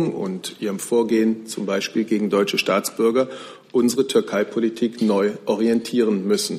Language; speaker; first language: German; native; German